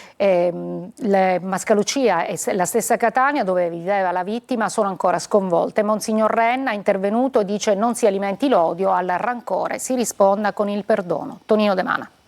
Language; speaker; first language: Italian; native; Italian